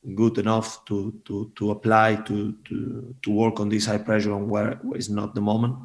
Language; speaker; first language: English; non-native, fluent; Spanish